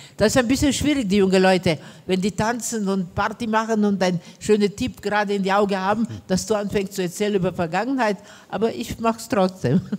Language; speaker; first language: German; non-native, fluent; Romanian